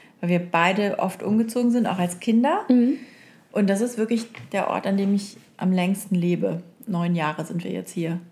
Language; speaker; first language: German; native; German